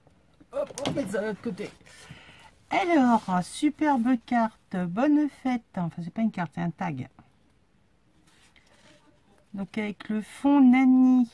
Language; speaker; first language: French; native; French